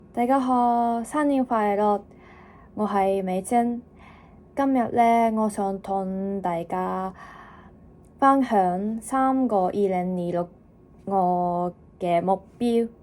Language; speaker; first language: Cantonese; non-native, learner; Japanese